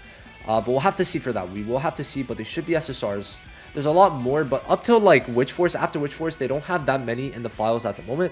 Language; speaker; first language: English; native; English